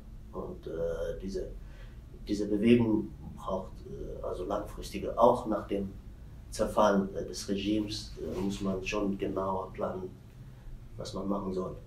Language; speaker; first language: German; non-native, fluent; Tigrinya